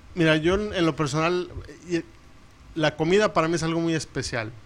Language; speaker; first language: Spanish; early bilingual, heritage; Spanish